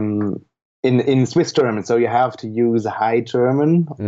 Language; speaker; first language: English; non-native, fluent; German